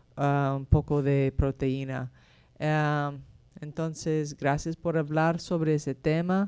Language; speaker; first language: Spanish; non-native, fluent; English